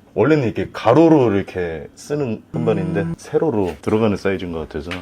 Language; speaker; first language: Korean; native; Korean